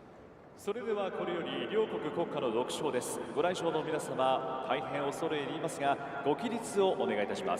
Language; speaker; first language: Japanese; native; Japanese